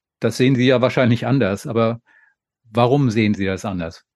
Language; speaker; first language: German; native; German